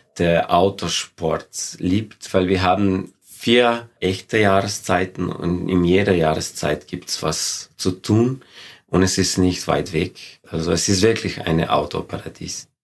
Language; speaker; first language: German; non-native, fluent; Slovenian